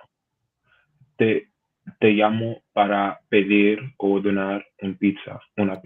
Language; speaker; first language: Spanish; non-native, learner; English